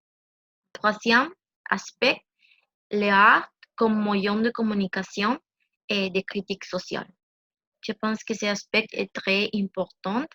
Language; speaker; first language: French; non-native, learner; Spanish